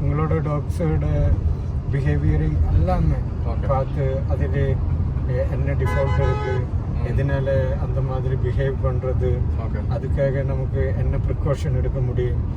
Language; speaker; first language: Tamil; non-native, learner; Malayalam